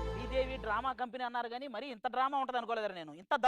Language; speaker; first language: Telugu; native; Telugu